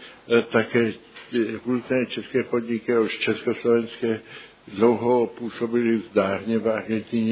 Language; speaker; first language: Czech; early bilingual, heritage; Czech